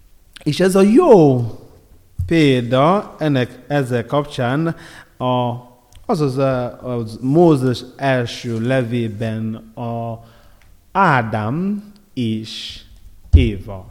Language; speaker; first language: Hungarian; non-native, learner; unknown